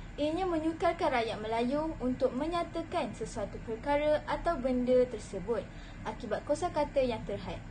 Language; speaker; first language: Malay; native; Malay